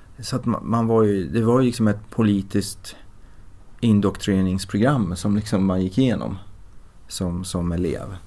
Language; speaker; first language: Swedish; early bilingual, other home language; Persian